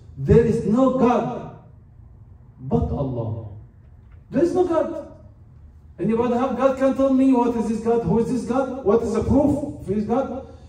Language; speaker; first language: English; non-native, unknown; Arabic